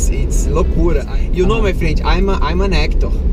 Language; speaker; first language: English; non-native, learner; Portuguese